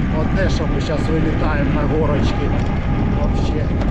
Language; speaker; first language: Ukrainian; native; Ukrainian